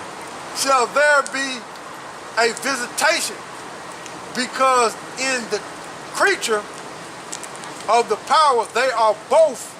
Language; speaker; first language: English; native; English